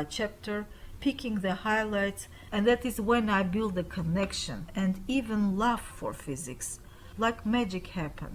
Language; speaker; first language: English; non-native, fluent; Armenian